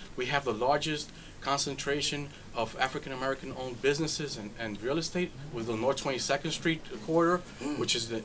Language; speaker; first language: English; early bilingual, other home language; Spanish